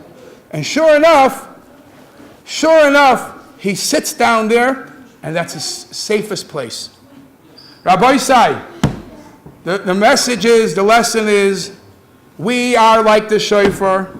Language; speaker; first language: English; native; English